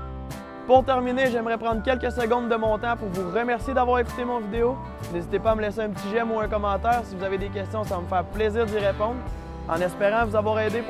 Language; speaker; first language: French; native; French